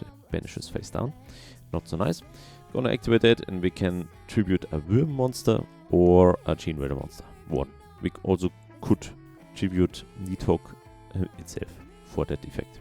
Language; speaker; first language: English; non-native, fluent; German